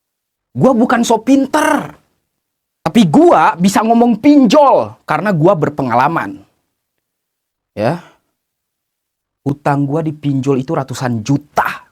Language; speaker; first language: Indonesian; native; Indonesian